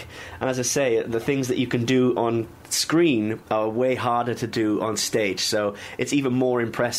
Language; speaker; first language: English; native; English